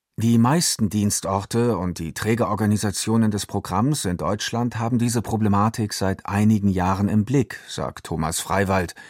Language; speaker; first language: German; native; German